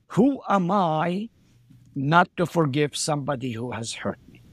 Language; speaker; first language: English; non-native, fluent; Arabic